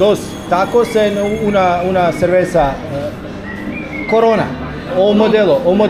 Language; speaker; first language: Spanish; non-native, learner; Serbian